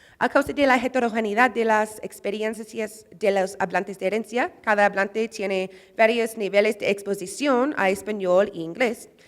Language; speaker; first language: Spanish; non-native, fluent; English